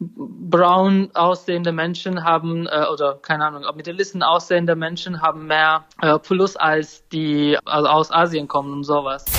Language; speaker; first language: German; non-native, learner; Turkish